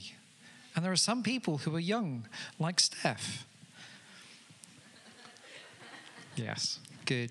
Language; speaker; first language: English; native; English